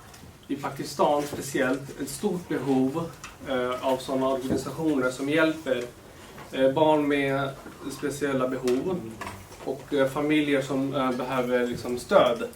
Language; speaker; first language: Swedish; non-native, local second language; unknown